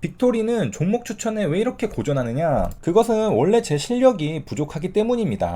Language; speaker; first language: Korean; native; Korean